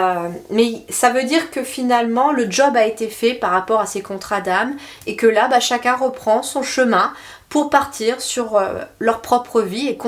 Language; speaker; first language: French; native; French